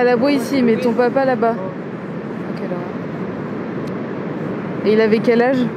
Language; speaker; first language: French; native; French